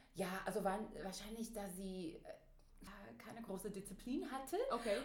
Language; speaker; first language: German; non-native, fluent; English